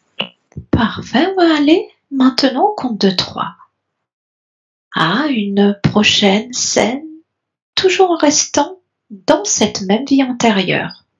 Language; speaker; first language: French; native; French